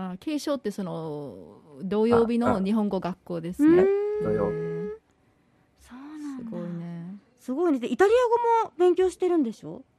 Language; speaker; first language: Japanese; native; Japanese